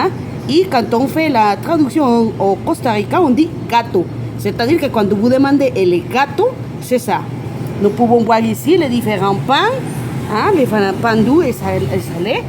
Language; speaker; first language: French; non-native, fluent; Spanish